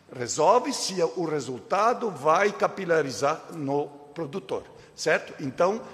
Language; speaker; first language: Portuguese; native; Portuguese